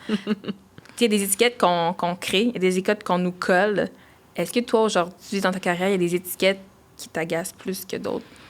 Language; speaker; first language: French; native; French